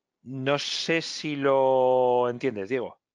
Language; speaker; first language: Spanish; native; Spanish